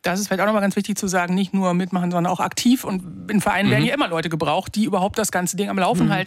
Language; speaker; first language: German; native; German